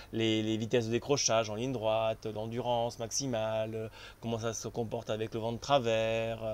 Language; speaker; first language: French; native; French